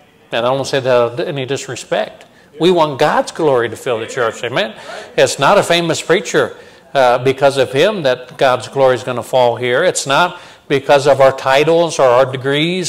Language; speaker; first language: English; native; English